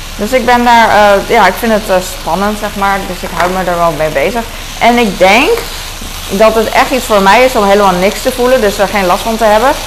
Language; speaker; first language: Dutch; early bilingual, other home language; Cantonese